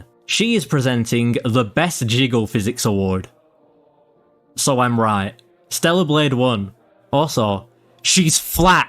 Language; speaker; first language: English; native; English